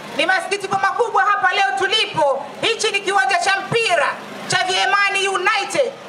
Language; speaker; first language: Swahili; native; Swahili